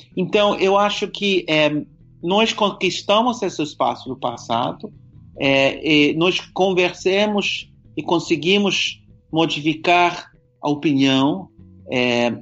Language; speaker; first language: Portuguese; non-native, fluent; English